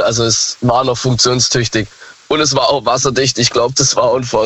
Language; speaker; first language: German; native; German